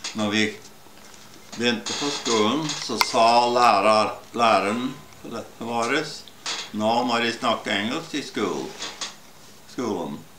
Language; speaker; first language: Norwegian; early bilingual, heritage; Norwegian